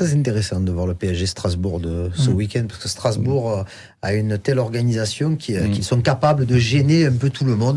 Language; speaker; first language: French; native; French